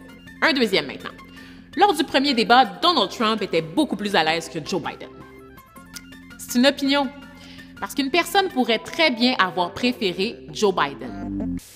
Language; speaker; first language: French; native; French